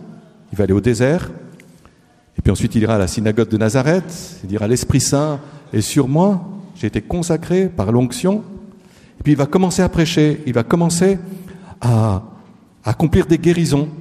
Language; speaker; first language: French; native; French